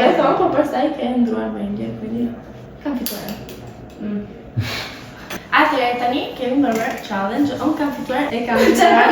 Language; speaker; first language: Albanian; early bilingual, heritage; Albanian